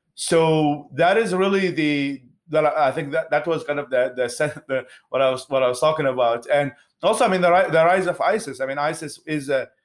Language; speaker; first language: English; non-native, fluent; Arabic